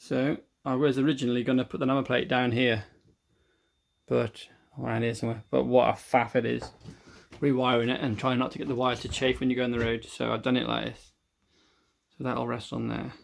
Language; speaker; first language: English; native; English